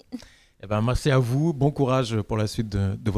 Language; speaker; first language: French; native; French